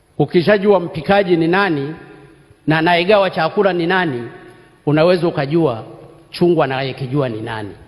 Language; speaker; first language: Swahili; non-native, local second language; Sukuma